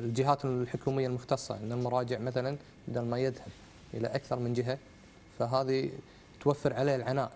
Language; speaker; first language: Arabic; native; Arabic